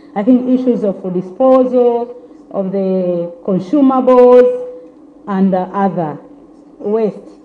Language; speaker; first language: English; non-native, local second language; Swahili